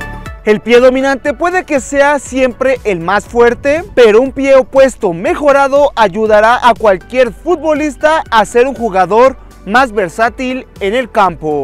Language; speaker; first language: Spanish; native; Spanish